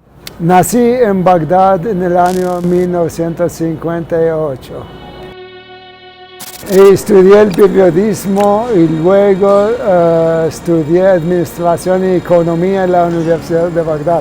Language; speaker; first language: Spanish; non-native, fluent; Arabic